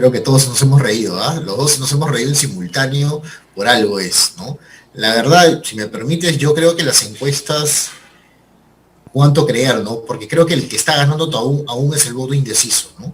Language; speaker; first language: Spanish; native; Spanish